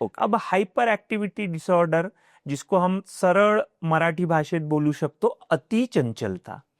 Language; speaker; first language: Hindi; non-native, local second language; Marathi